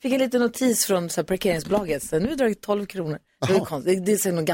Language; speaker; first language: Swedish; native; Swedish